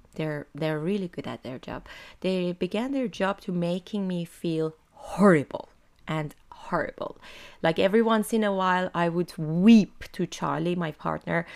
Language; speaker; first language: English; non-native, fluent; Persian